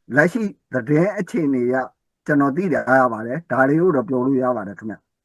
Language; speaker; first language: Burmese; non-native, local second language; S'gaw Karen